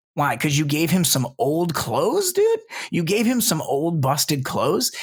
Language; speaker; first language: English; native; English